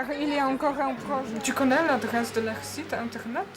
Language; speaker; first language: French; non-native, learner; Polish